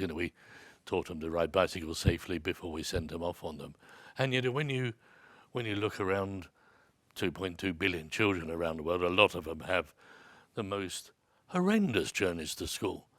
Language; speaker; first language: English; native; English